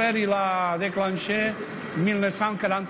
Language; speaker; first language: French; non-native, fluent; Spanish